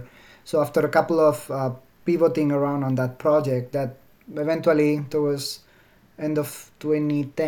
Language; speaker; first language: English; non-native, fluent; Spanish